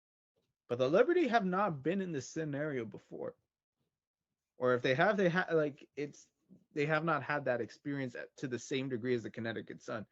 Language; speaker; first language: English; native; English